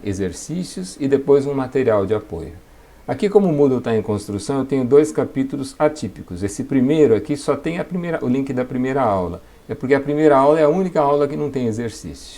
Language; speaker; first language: Portuguese; native; Portuguese